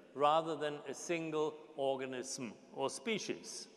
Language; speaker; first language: English; non-native, fluent; German